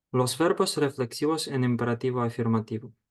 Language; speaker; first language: Spanish; non-native, fluent; Ukrainian